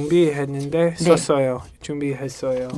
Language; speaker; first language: Korean; non-native, learner; English